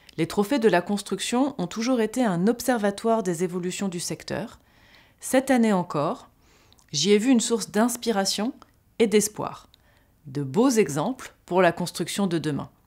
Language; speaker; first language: French; native; French